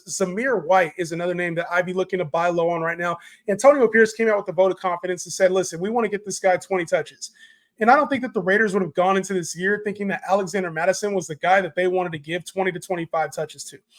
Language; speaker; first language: English; native; English